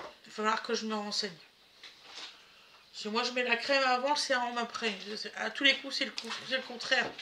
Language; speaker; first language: French; native; French